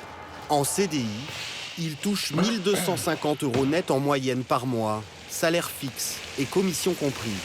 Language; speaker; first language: French; native; French